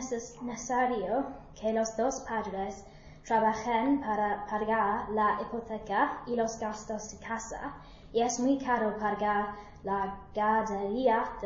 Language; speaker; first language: Spanish; non-native, learner; English